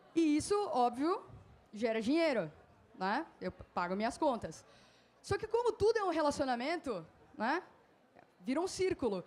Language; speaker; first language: Portuguese; native; Portuguese